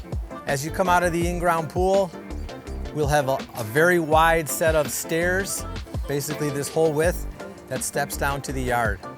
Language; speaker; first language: English; native; English